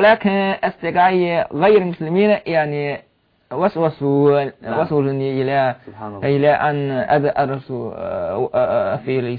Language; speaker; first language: Arabic; non-native, learner; Chinese